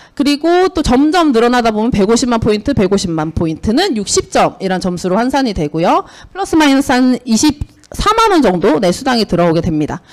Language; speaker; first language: Korean; native; Korean